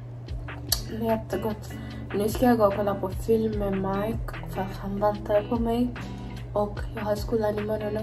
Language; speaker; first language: Swedish; non-native, fluent; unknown